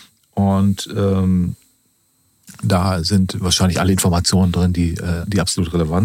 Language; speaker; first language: German; native; German